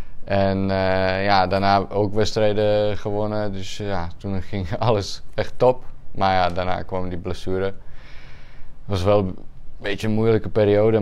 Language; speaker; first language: Dutch; non-native, fluent; Czech